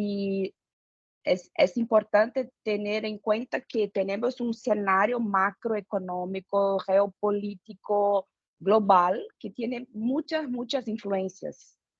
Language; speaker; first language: Spanish; non-native, fluent; Portuguese